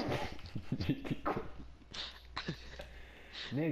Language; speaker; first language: French; native; French